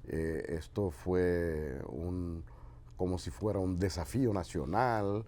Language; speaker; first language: Spanish; non-native, fluent; Haitian Creole